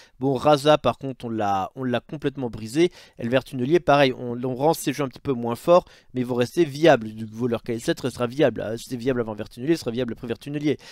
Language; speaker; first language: French; native; French